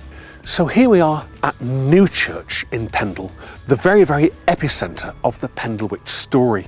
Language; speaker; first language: English; native; English